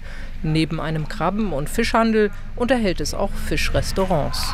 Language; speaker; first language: German; native; German